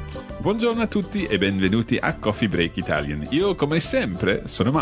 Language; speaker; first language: Italian; non-native, fluent; English